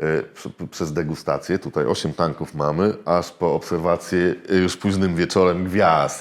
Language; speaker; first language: Polish; native; Polish